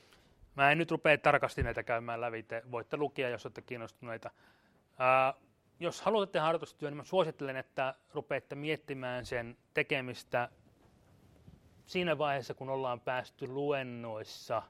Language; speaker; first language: Finnish; native; Finnish